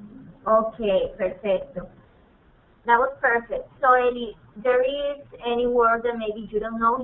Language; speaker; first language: English; non-native, fluent; Spanish